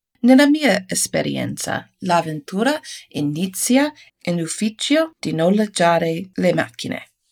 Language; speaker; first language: Italian; non-native, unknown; English